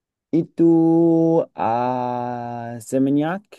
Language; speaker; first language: Indonesian; non-native, learner; English